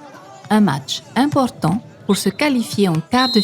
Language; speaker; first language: French; native; French